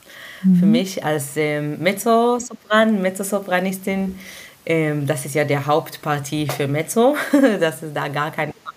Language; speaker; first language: German; non-native, fluent; Hebrew